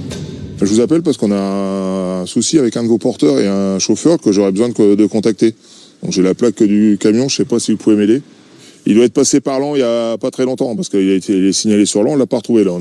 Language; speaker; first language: French; native; French